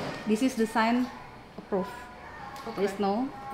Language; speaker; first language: English; non-native, fluent; Indonesian